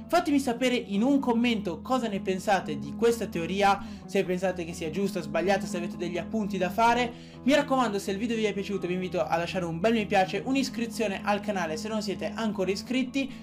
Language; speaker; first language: Italian; native; Italian